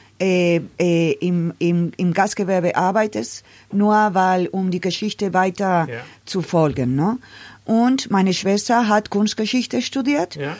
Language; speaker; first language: German; non-native, learner; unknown